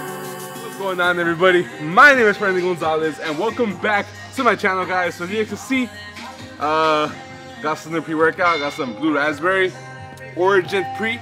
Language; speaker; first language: English; native; English